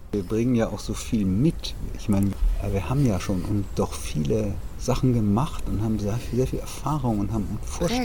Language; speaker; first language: German; native; German